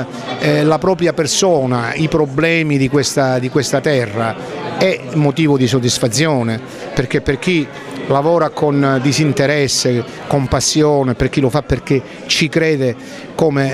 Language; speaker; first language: Italian; native; Italian